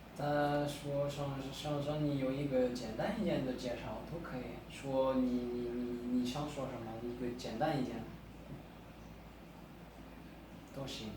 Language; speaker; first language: Chinese; non-native, learner; French